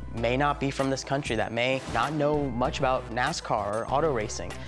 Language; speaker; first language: English; native; English